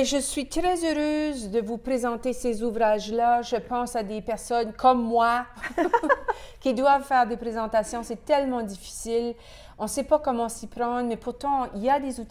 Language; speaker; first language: French; native; French